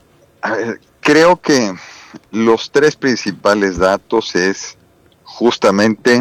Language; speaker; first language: Spanish; native; Spanish